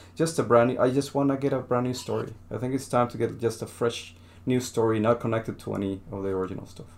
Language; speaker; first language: English; non-native, fluent; Spanish